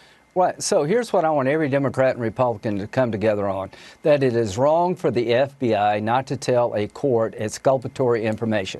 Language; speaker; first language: English; native; English